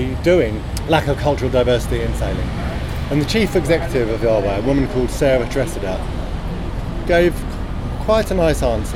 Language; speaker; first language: English; native; English